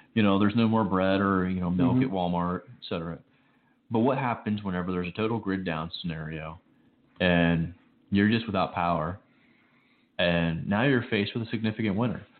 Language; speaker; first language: English; native; English